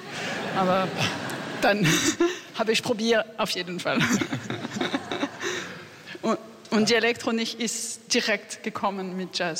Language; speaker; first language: German; non-native, learner; French